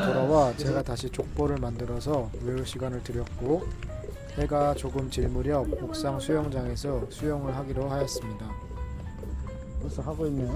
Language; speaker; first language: Korean; native; Korean